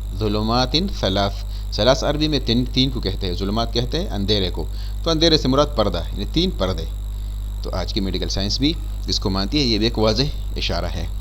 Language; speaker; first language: Urdu; non-native, local second language; Pashto